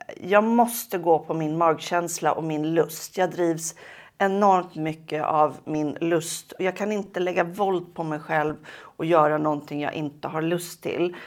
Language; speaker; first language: Swedish; native; Swedish